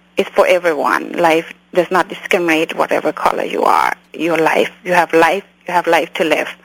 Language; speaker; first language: English; early bilingual, other home language; Khmer